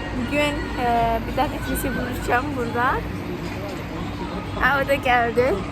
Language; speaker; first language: Turkish; non-native, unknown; Indonesian